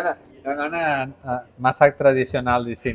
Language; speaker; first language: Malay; non-native, learner; Catalan